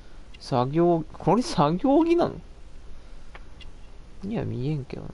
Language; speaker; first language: Japanese; native; Japanese